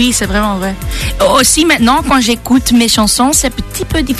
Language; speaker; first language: French; non-native, local second language; Dutch